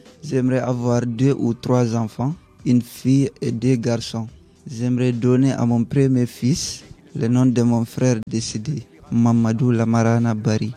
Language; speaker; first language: French; non-native, learner; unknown